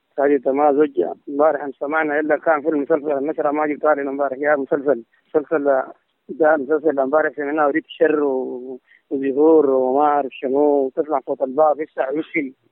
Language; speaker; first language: Arabic; native; Arabic